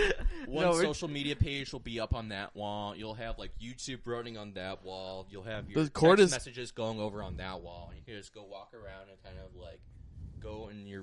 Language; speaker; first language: English; native; English